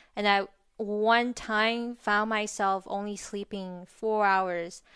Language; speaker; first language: English; non-native, fluent; Chinese